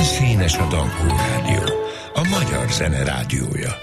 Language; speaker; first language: Hungarian; native; Hungarian